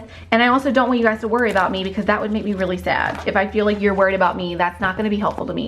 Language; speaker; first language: English; native; English